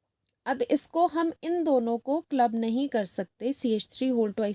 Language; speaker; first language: Hindi; native; Hindi